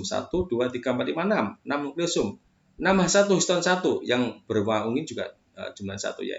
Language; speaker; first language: Indonesian; native; Indonesian